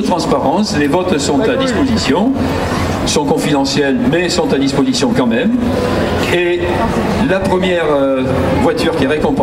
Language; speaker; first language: French; native; French